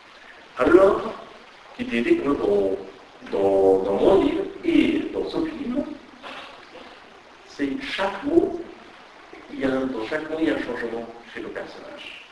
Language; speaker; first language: French; non-native, fluent; Persian